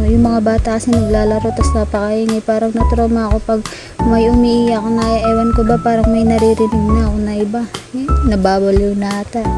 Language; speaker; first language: Filipino; non-native, local second language; Pampanga